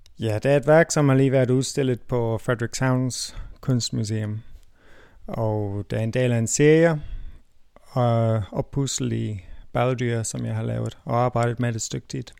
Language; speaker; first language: Danish; non-native, fluent; English